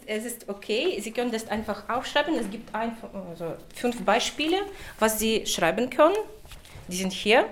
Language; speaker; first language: German; non-native, learner; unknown